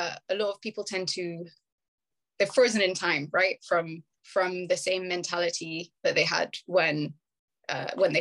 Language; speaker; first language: English; native; English